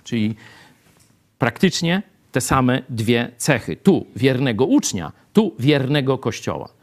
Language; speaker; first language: Polish; native; Polish